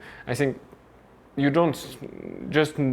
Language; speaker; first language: English; non-native, fluent; French